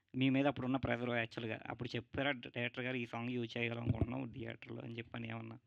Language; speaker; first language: Telugu; native; Telugu